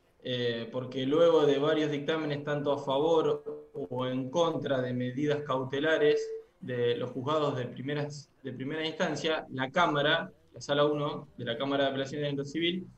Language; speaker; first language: Spanish; native; Spanish